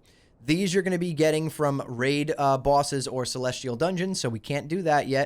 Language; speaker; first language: English; native; English